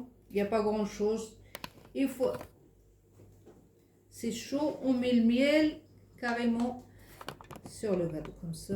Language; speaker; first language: French; non-native, fluent; Arabic